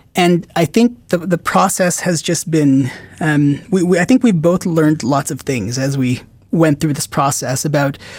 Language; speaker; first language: English; non-native, local second language; Filipino